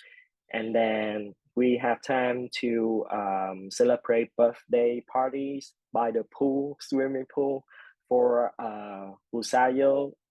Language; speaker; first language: English; non-native, fluent; Vietnamese